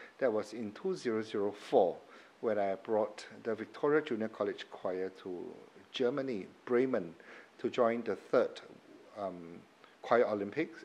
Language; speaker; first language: English; non-native, local second language; Chinese